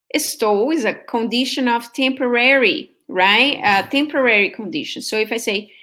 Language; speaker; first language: English; non-native, fluent; Portuguese